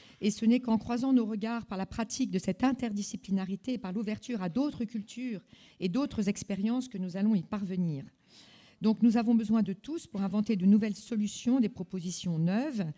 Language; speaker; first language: French; native; French